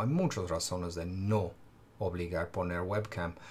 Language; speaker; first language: Spanish; non-native, fluent; English